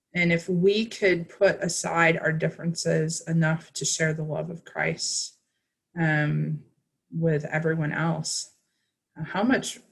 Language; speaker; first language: English; native; English